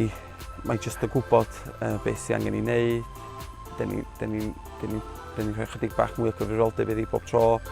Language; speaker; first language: Welsh; native; Welsh